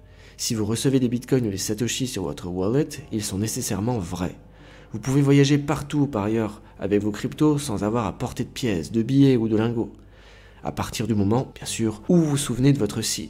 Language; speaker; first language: French; native; French